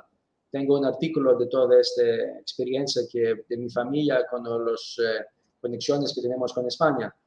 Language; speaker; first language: Spanish; non-native, fluent; Greek